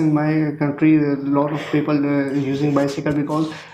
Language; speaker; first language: English; non-native, learner; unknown